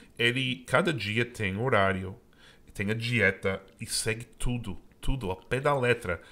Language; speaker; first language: Portuguese; non-native, fluent; English